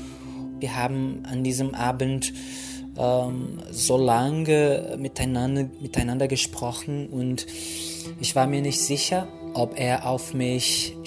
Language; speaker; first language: German; non-native, fluent; Portuguese